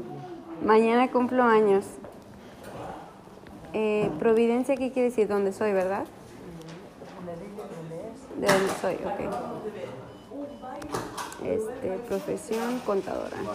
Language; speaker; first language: Spanish; early bilingual, heritage; Spanish